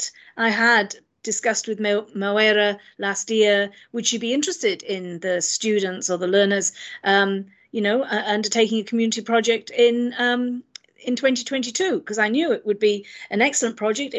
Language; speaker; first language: English; native; English